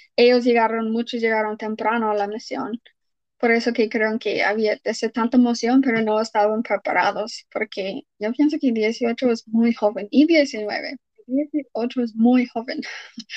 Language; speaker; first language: Spanish; non-native, fluent; English